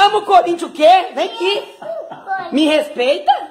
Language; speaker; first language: Portuguese; native; Portuguese